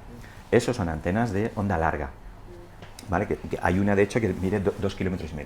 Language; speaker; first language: Spanish; native; Spanish